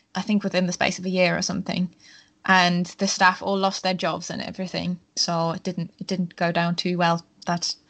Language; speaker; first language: English; non-native, fluent; German